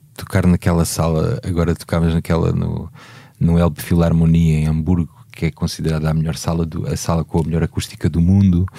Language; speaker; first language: Portuguese; native; Portuguese